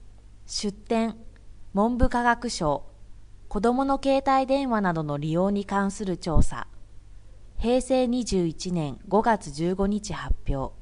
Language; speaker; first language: Japanese; native; Japanese